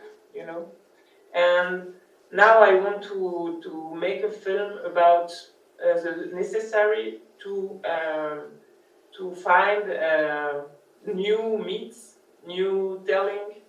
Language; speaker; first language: English; non-native, learner; French